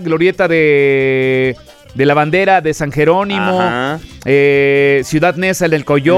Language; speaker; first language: Spanish; native; Spanish